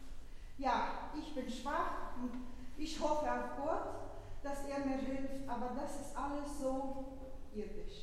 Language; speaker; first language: German; non-native, fluent; Russian